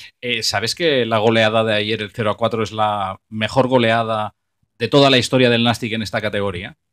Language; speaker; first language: Spanish; non-native, local second language; Catalan